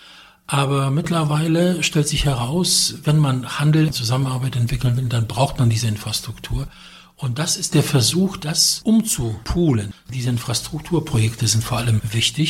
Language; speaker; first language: German; non-native, fluent; Polish